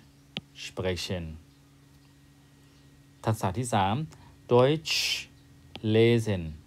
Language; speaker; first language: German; non-native, fluent; Thai